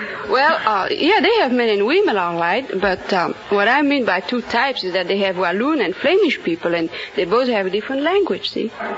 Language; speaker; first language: English; non-native, fluent; French